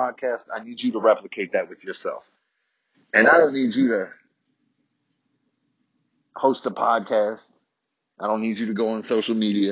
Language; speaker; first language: English; native; English